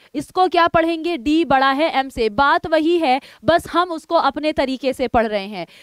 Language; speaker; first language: Hindi; native; Hindi